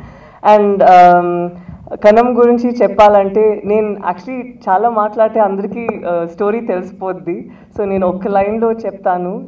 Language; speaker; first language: Telugu; non-native, fluent; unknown